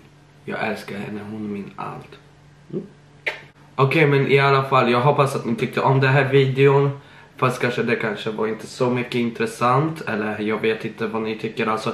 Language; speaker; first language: Swedish; early bilingual, other home language; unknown